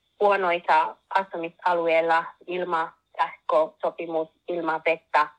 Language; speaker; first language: Finnish; non-native, learner; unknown